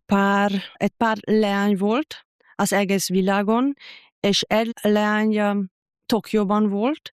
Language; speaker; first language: Hungarian; non-native, learner; German